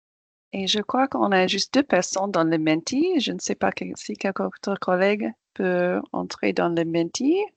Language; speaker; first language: French; non-native, fluent; English